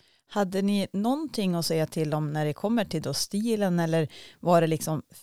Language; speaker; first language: Swedish; native; Swedish